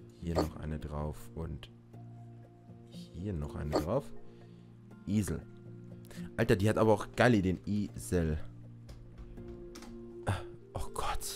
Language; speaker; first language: German; native; German